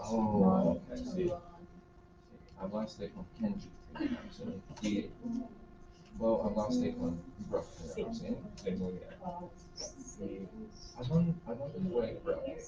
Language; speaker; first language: Spanish; non-native, fluent; English